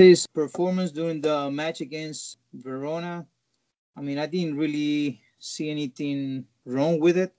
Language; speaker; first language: English; non-native, fluent; Spanish